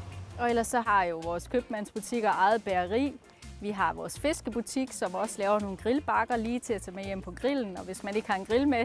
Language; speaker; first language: Danish; native; Danish